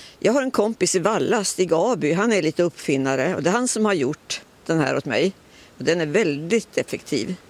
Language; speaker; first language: Swedish; native; Swedish